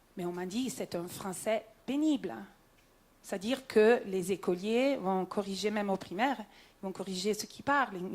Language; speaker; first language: French; non-native, local second language; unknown